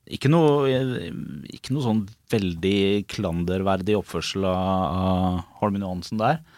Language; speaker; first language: Norwegian; native; Norwegian